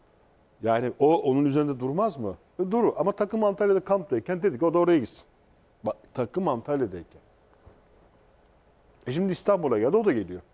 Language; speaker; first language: Turkish; native; Turkish